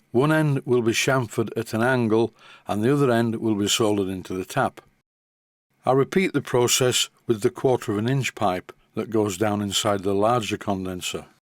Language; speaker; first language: English; native; English